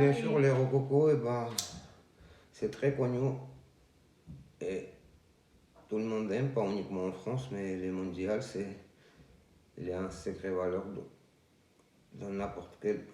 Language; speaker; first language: French; non-native, fluent; Georgian